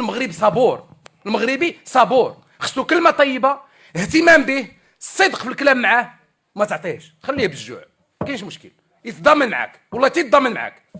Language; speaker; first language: Arabic; native; Arabic